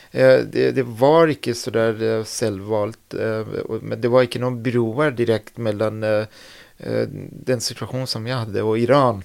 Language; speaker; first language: Swedish; non-native, fluent; Persian